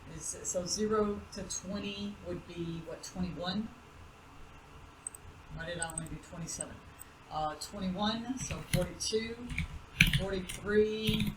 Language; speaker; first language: English; native; English